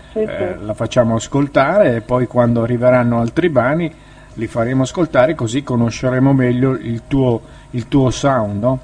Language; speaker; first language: Italian; native; Italian